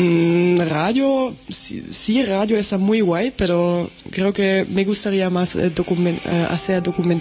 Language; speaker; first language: Spanish; non-native, learner; German